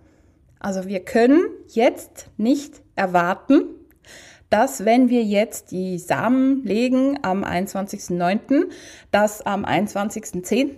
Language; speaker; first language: German; native; German